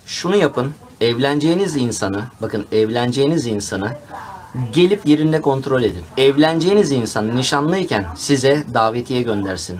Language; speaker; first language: Turkish; native; Turkish